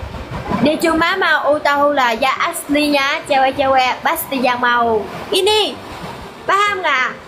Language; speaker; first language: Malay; non-native, fluent; Vietnamese